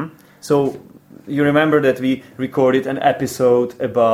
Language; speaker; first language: English; non-native, fluent; Czech